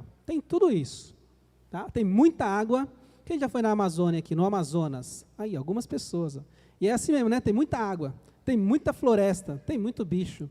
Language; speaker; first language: Portuguese; native; Portuguese